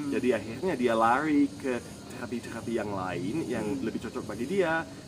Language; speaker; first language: Indonesian; non-native, fluent; English